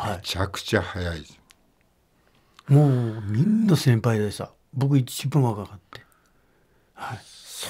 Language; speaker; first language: Japanese; native; Japanese